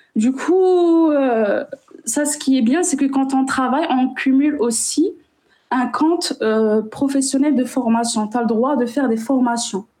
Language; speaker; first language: French; non-native, local second language; Arabic